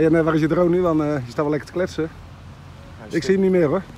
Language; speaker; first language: Dutch; native; Dutch